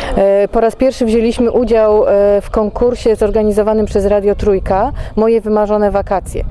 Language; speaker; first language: Polish; native; Polish